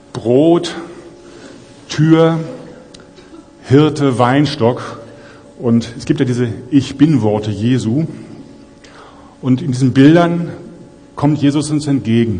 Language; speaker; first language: German; native; German